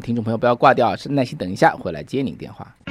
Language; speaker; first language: Chinese; native; Chinese